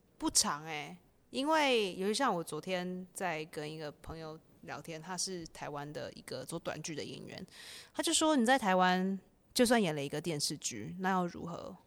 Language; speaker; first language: Chinese; native; Chinese